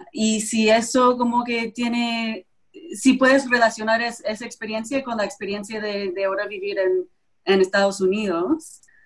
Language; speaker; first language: Spanish; non-native, fluent; English